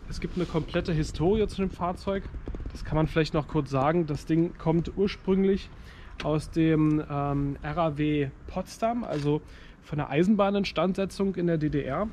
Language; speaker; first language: German; native; German